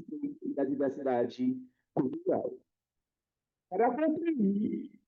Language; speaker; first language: Portuguese; non-native, fluent; Haitian Creole